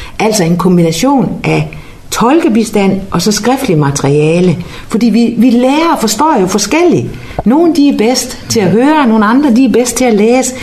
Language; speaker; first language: Danish; native; Danish